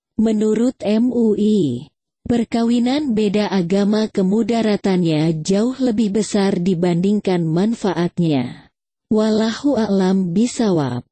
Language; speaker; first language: Indonesian; native; Indonesian